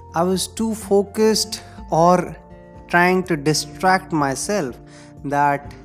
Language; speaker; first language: English; non-native, local second language; Hindi